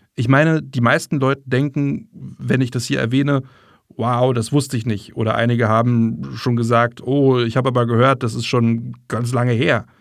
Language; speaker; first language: German; non-native, fluent; English